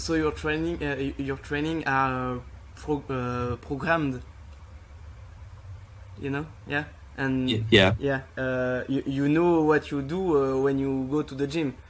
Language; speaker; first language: English; non-native, learner; French